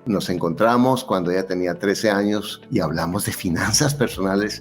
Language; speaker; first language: Spanish; native; Spanish